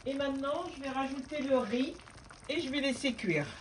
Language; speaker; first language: French; non-native, local second language; Arabic